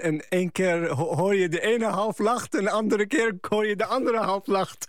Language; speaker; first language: Dutch; non-native, fluent; Arabic